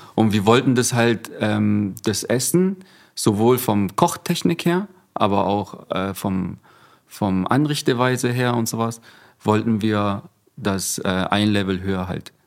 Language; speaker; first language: German; early bilingual, other home language; Korean